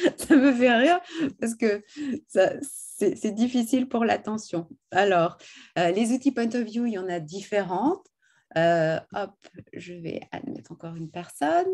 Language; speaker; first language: French; native; French